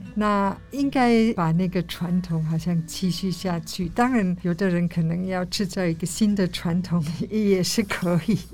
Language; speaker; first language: Chinese; non-native, fluent; German